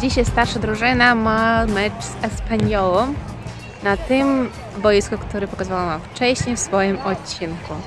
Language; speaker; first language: Polish; non-native, fluent; Ukrainian